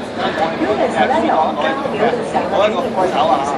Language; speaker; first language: Cantonese; native; Cantonese